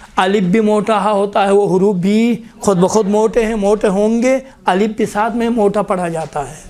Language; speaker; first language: Urdu; non-native, local second language; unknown